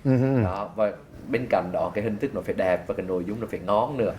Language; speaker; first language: Vietnamese; native; Vietnamese